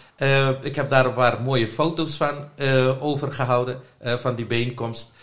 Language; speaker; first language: Dutch; non-native, local second language; Caribbean Hindustani